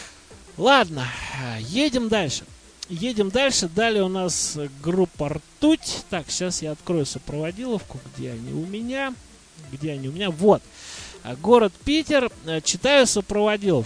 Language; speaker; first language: Russian; native; Russian